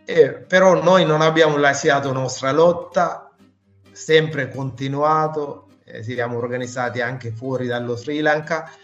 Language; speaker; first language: Italian; non-native, fluent; Sinhala